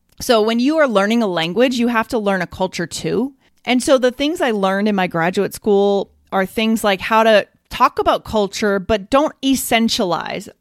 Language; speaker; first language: English; native; English